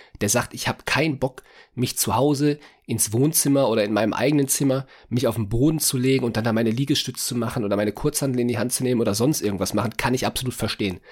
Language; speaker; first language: German; native; German